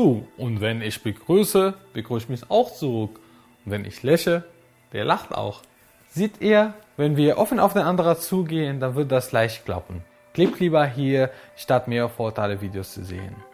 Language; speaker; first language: German; non-native, learner; Arabic